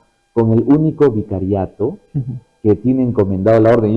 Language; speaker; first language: Spanish; native; Spanish